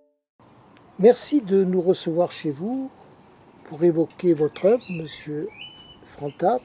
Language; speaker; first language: French; native; French